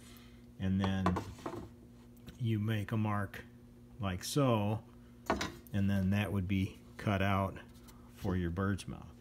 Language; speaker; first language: English; native; English